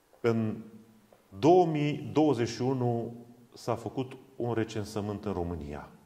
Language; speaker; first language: Romanian; non-native, local second language; Hungarian